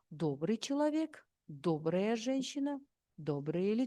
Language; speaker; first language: Russian; non-native, fluent; Uzbek